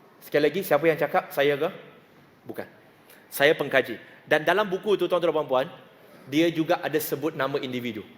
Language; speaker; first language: Malay; non-native, local second language; Chinese